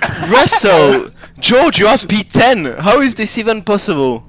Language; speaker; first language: English; non-native, fluent; French